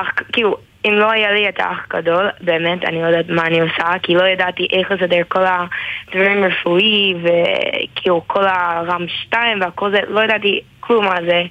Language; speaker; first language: Hebrew; non-native, learner; English